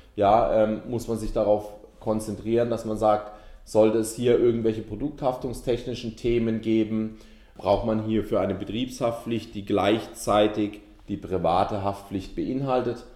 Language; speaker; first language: German; native; German